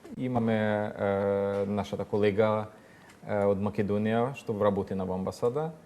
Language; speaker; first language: Macedonian; non-native, fluent; Ukrainian